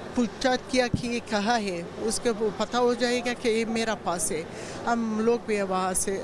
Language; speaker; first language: Hindi; non-native, learner; Persian